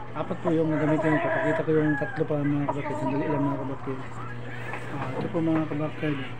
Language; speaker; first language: Filipino; non-native, local second language; Cebuano